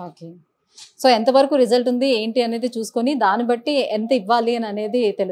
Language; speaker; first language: Telugu; native; Telugu